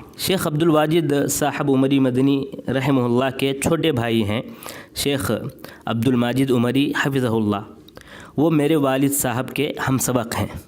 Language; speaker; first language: Urdu; native; Urdu